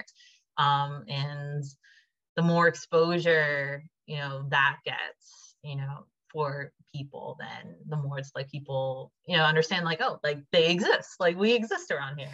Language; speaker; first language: English; native; English